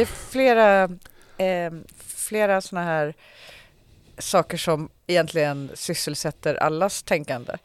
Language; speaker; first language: Swedish; native; Swedish